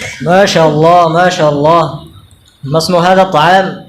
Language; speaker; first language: Arabic; non-native, fluent; Urdu